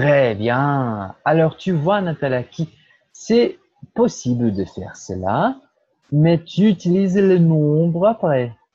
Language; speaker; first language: French; non-native, fluent; Portuguese